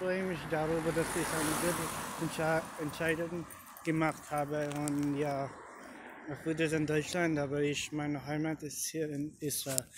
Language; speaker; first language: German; non-native, learner; English